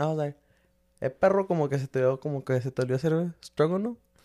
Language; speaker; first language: Spanish; early bilingual, heritage; Spanish